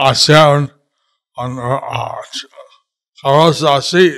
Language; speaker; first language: Spanish; non-native, learner; English